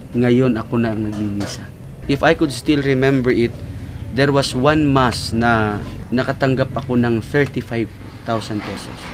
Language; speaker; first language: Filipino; non-native, local second language; Cebuano